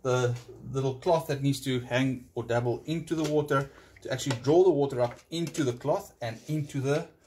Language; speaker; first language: English; non-native, local second language; Afrikaans